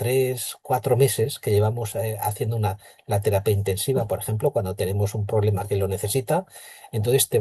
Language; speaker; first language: Spanish; native; Spanish